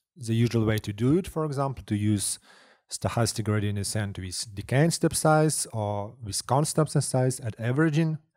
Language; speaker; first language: English; non-native, fluent; Russian